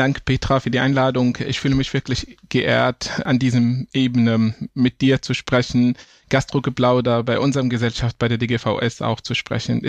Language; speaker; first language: German; non-native, fluent; Arabic